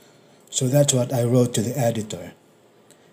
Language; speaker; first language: English; non-native, local second language; Filipino